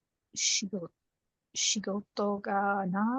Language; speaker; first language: Japanese; non-native, learner; English